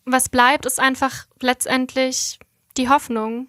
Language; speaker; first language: German; native; German